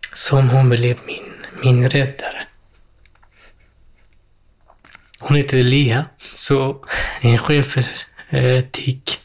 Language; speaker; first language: Swedish; non-native, learner; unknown